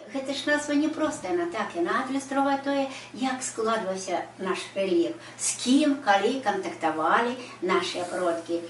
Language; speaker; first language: Belarusian; native; Belarusian